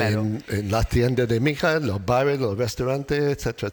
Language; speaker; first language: Spanish; non-native, learner; English